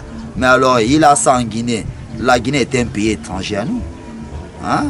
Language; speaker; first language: French; non-native, local second language; Fang